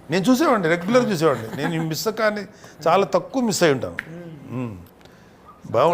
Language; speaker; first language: Telugu; native; Telugu